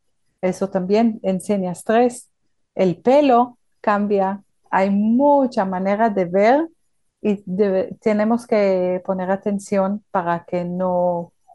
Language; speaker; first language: Spanish; non-native, fluent; Hebrew